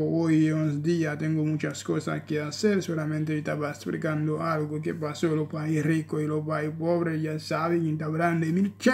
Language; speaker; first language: Spanish; non-native, learner; Haitian Creole